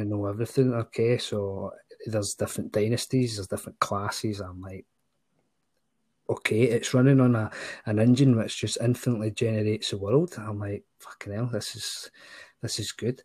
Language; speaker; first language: English; native; English